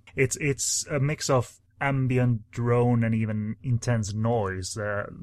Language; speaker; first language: English; non-native, fluent; Swedish